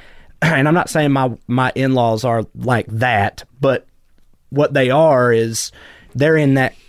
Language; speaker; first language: English; native; English